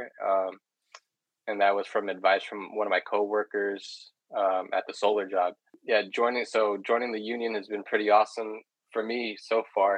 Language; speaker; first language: English; native; English